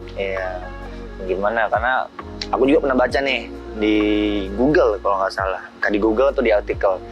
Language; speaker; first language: Indonesian; native; Indonesian